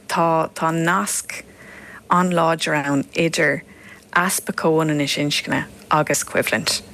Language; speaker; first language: Irish; non-native, local second language; English